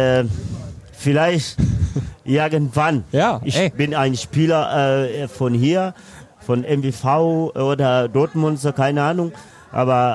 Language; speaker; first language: German; non-native, learner; Swahili